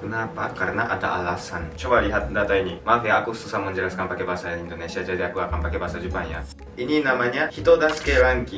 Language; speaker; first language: Indonesian; non-native, fluent; Japanese